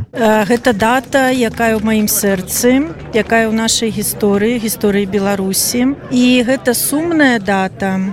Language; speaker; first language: Belarusian; non-native, local second language; Russian